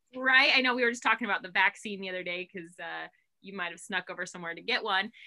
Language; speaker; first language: English; native; English